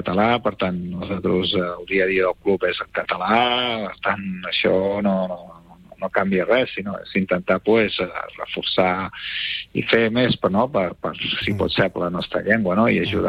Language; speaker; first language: Catalan; native; Catalan